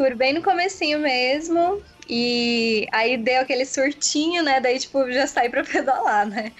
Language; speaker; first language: Portuguese; native; Portuguese